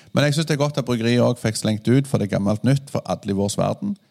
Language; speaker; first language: Norwegian; native; Norwegian